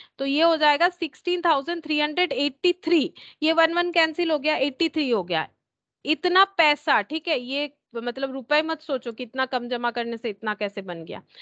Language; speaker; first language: Hindi; native; Hindi